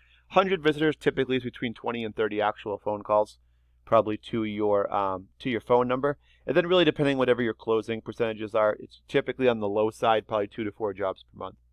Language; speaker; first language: English; native; English